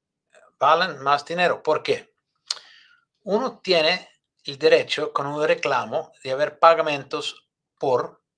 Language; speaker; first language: Spanish; non-native, learner; English